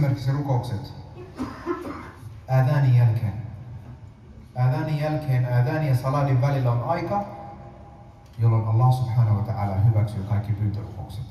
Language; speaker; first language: Finnish; early bilingual, other home language; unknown